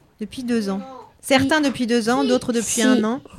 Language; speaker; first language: French; native; French